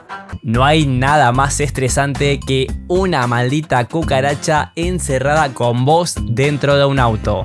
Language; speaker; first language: Spanish; native; Spanish